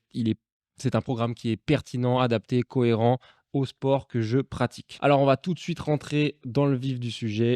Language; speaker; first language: French; native; French